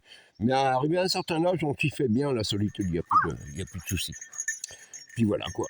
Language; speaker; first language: French; native; French